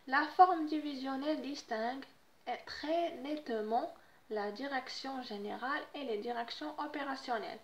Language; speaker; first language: French; non-native, local second language; Arabic